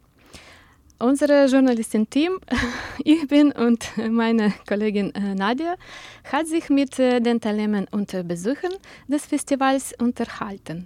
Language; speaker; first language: German; non-native, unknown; Ukrainian